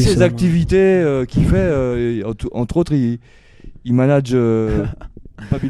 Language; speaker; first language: French; native; French